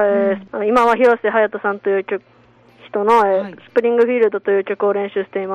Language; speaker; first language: Japanese; native; Japanese